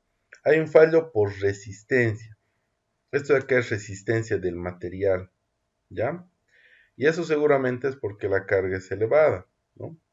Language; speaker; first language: Spanish; native; Spanish